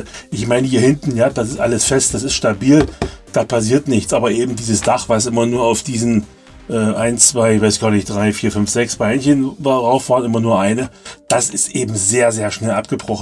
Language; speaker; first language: German; native; German